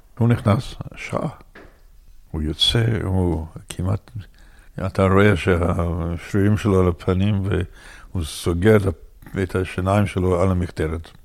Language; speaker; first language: Hebrew; non-native, fluent; English